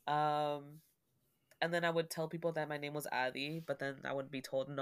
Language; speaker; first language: English; early bilingual, other home language; Spanish